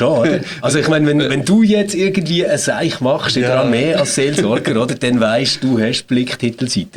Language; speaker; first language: German; native; German